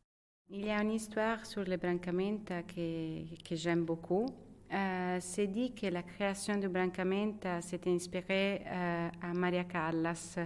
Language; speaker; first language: French; non-native, fluent; Italian